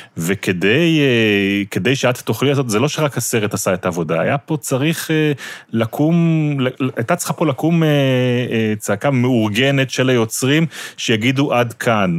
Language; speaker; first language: Hebrew; native; Hebrew